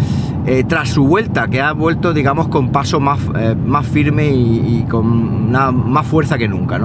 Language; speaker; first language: Spanish; native; Spanish